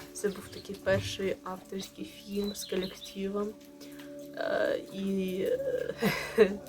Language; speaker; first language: Ukrainian; non-native, local second language; Russian